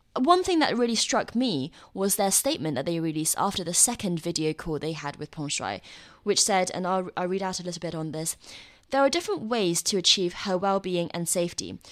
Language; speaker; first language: English; non-native, fluent; Chinese